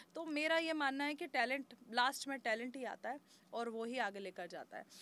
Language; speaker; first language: Hindi; native; Hindi